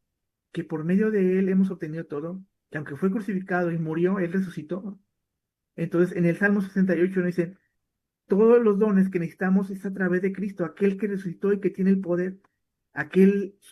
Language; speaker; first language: Spanish; native; Spanish